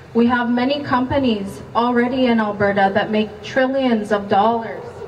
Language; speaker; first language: English; native; English